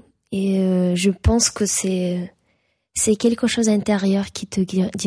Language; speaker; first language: French; non-native, fluent; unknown